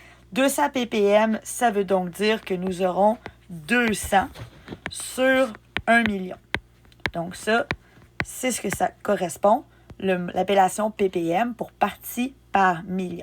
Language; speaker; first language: French; native; French